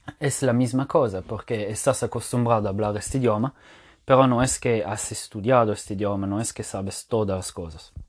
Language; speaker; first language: Spanish; non-native, fluent; French